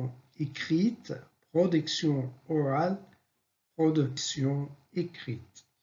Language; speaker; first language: French; non-native, fluent; Arabic